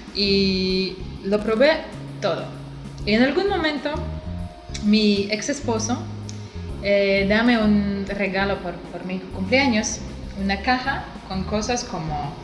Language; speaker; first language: Spanish; non-native, learner; Russian